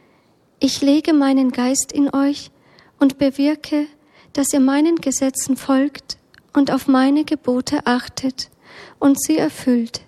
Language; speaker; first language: German; native; German